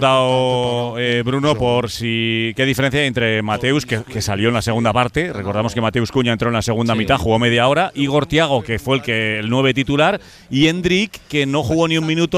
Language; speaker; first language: Spanish; native; Spanish